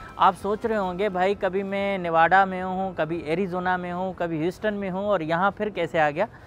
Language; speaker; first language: Urdu; non-native, local second language; Sindhi